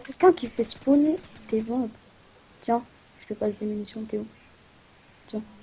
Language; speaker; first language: French; native; French